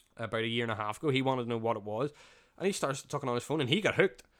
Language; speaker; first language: English; native; English